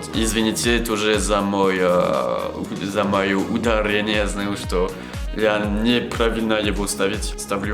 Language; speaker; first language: Russian; non-native, learner; French